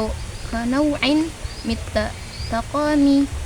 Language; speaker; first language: Arabic; non-native, learner; Indonesian